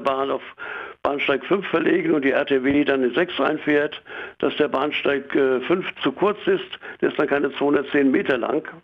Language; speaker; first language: German; native; German